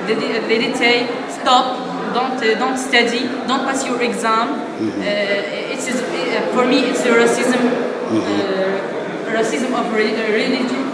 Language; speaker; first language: English; non-native, learner; Arabic